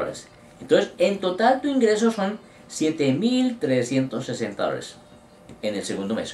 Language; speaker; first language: Spanish; native; Spanish